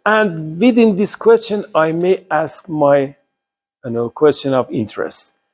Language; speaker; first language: English; non-native, fluent; Persian